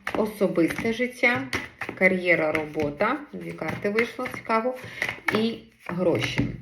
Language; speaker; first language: Ukrainian; non-native, local second language; Russian